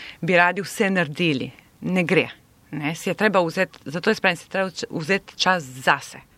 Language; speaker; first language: Slovenian; non-native, local second language; Serbian